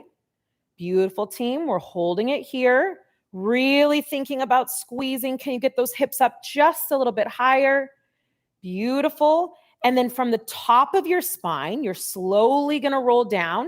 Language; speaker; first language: English; native; English